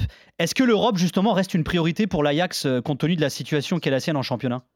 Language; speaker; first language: French; native; French